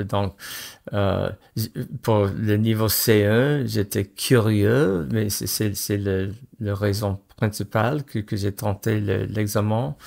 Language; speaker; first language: French; non-native, fluent; English